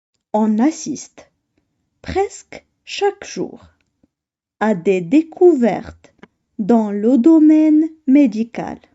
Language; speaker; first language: French; non-native, local second language; Arabic